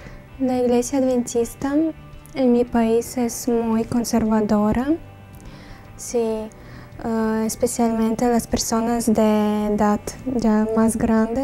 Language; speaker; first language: Spanish; non-native, learner; Russian